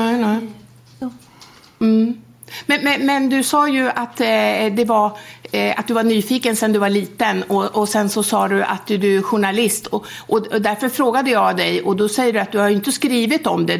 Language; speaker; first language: Swedish; native; Swedish